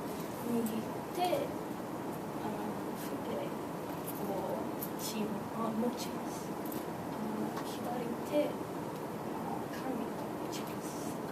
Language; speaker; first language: Japanese; non-native, learner; English